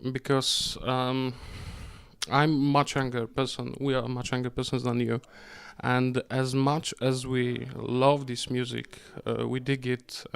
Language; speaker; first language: English; non-native, fluent; Polish